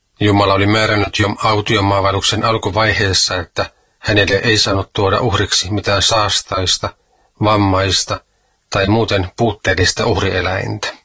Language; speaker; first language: Finnish; native; Finnish